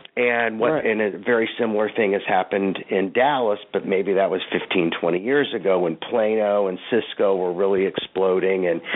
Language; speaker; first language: English; native; English